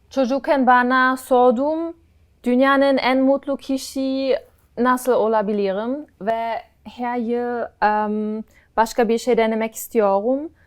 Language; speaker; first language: Turkish; non-native, learner; German